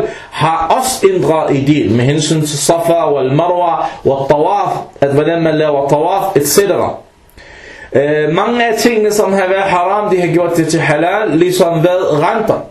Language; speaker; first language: Danish; non-native, fluent; Arabic